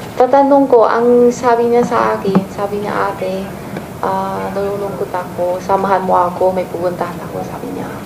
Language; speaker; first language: Filipino; non-native, learner; Chinese